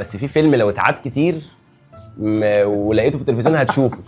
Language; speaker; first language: Arabic; native; Arabic